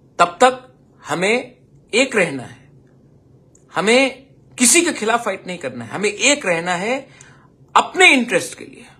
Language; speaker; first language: Hindi; non-native, local second language; Kok Borok